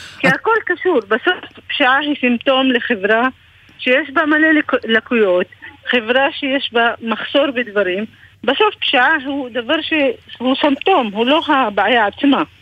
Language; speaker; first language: Hebrew; non-native, local second language; Arabic